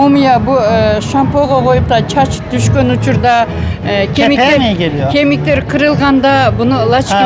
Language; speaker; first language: Turkish; non-native, local second language; Kyrgyz